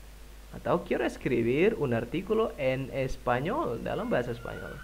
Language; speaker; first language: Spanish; non-native, fluent; Indonesian